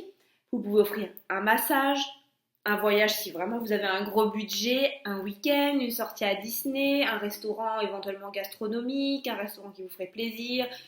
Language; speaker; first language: French; native; French